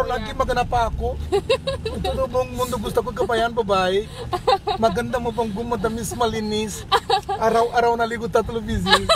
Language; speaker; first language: Filipino; non-native, learner; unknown